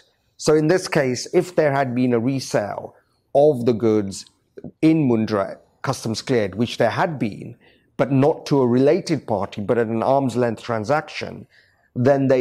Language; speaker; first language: English; native; English